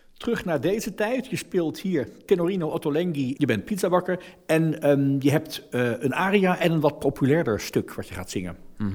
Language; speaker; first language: Dutch; native; Dutch